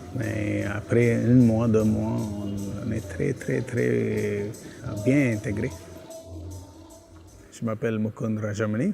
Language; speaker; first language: French; non-native, learner; Tamil